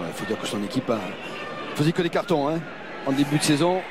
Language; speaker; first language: French; native; French